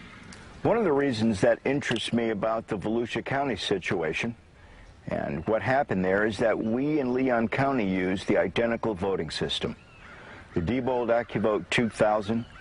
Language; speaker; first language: English; native; English